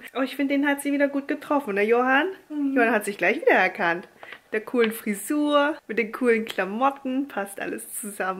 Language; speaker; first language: German; native; German